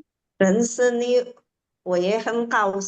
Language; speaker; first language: Chinese; non-native, learner; Indonesian